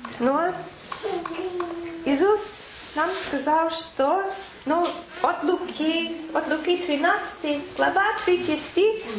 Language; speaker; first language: Russian; non-native, fluent; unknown